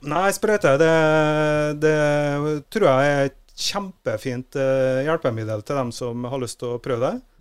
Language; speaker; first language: Norwegian; native; Norwegian